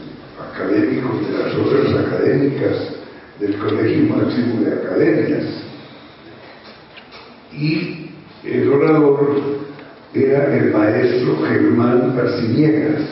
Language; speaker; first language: Spanish; native; Spanish